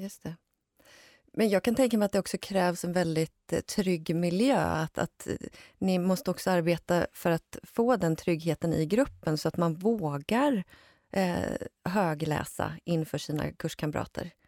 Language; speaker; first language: Swedish; native; Swedish